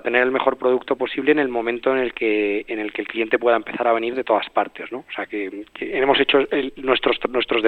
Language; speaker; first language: Spanish; native; Spanish